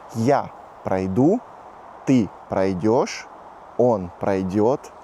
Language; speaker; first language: Russian; non-native, fluent; Portuguese